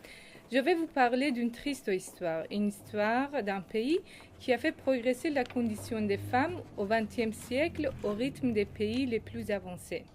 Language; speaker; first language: French; non-native, fluent; Persian